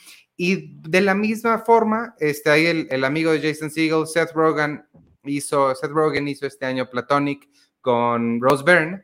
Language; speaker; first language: Spanish; native; Spanish